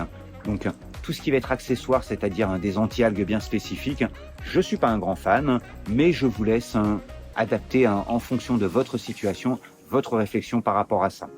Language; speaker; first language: French; native; French